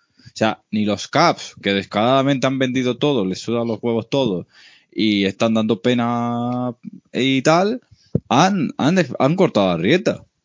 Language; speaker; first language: Spanish; native; Spanish